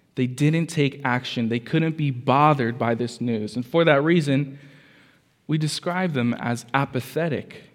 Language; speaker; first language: English; early bilingual, other home language; Spanish